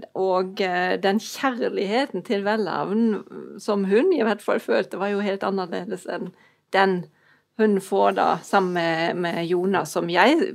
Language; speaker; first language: Norwegian; non-native, fluent; German